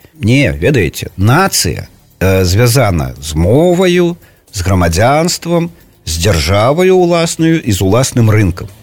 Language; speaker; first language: Belarusian; native; Belarusian